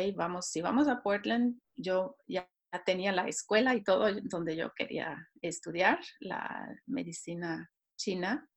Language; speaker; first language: Spanish; non-native, fluent; Swiss German